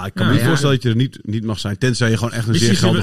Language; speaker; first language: Dutch; native; Dutch